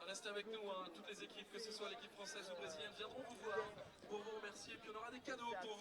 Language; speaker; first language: French; native; French